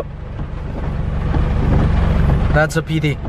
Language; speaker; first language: English; non-native, fluent; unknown